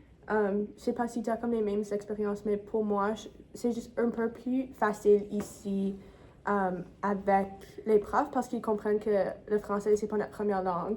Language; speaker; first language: French; non-native, local second language; English